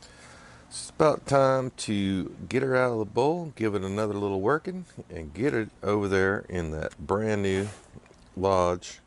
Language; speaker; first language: English; native; English